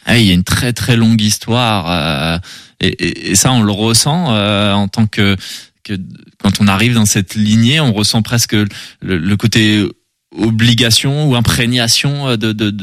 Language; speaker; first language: French; native; French